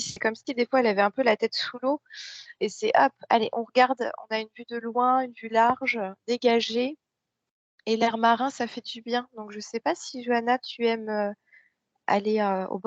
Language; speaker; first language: French; native; French